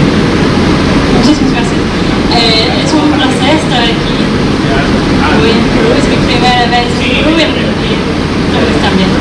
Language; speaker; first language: Spanish; non-native, fluent; English